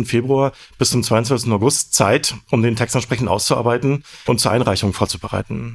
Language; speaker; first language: German; native; German